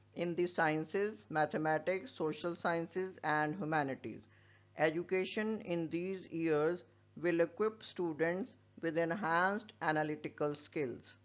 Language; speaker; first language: English; non-native, local second language; Punjabi